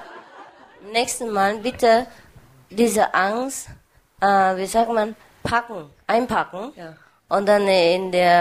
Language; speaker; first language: German; non-native, learner; Vietnamese